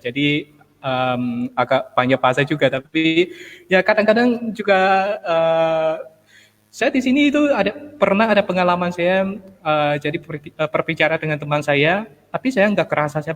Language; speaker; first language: Indonesian; non-native, fluent; Armenian